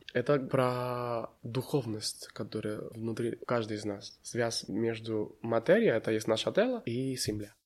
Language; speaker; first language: Russian; non-native, fluent; Spanish